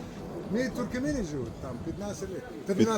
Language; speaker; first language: Russian; non-native, learner; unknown